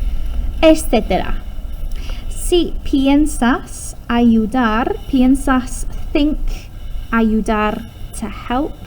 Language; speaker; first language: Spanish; non-native, fluent; English